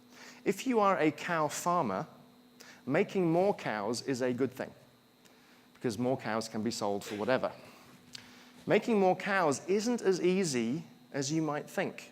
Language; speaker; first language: English; native; English